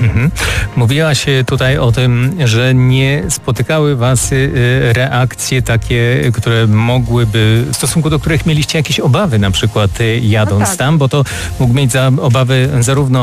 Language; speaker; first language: Polish; native; Polish